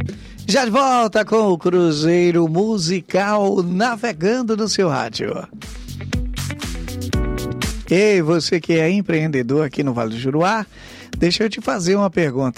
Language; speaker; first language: Portuguese; native; Portuguese